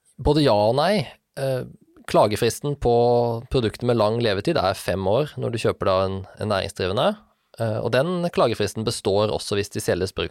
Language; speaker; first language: Norwegian; native; Norwegian